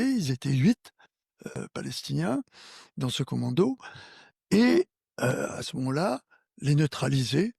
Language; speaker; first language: French; native; French